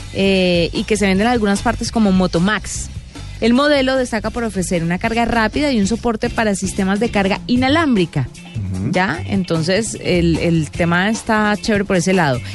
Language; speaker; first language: Spanish; native; Spanish